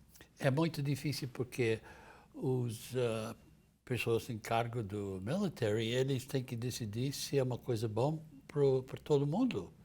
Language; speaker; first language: Portuguese; non-native, fluent; English